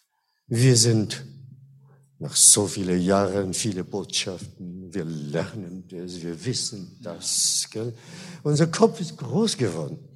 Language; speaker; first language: German; non-native, fluent; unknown